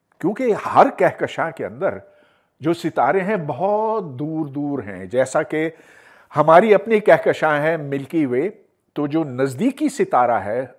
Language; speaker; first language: Urdu; native; Urdu